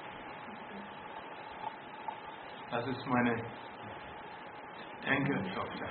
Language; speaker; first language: German; non-native, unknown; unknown